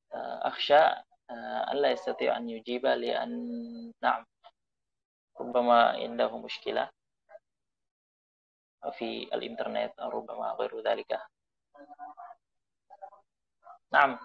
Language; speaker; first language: Arabic; non-native, fluent; Indonesian